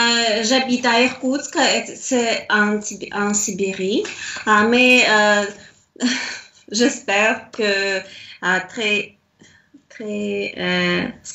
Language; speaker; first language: French; non-native, learner; Russian